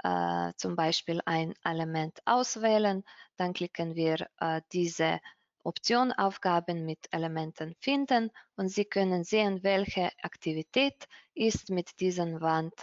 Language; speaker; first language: German; non-native, fluent; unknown